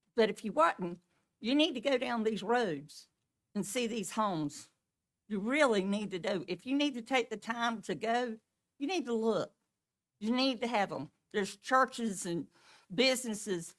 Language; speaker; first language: English; native; English